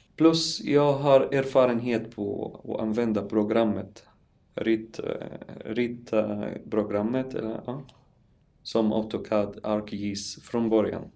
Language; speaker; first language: Swedish; non-native, learner; Arabic